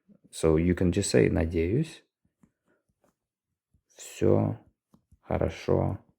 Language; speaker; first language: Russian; non-native, fluent; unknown